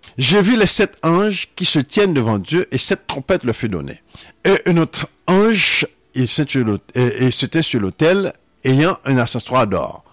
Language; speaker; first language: French; non-native, local second language; Haitian Creole